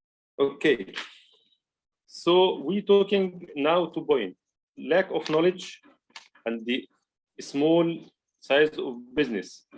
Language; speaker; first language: English; non-native, learner; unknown